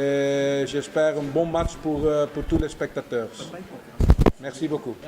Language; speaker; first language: French; non-native, fluent; Dutch